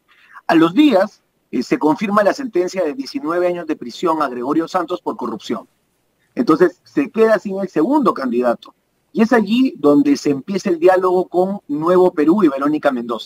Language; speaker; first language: Spanish; native; Spanish